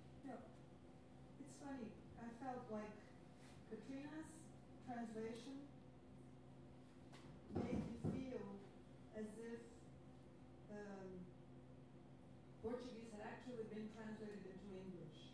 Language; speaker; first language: English; non-native, learner; Portuguese